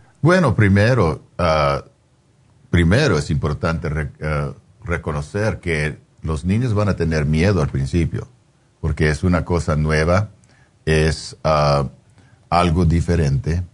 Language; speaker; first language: Spanish; non-native, fluent; English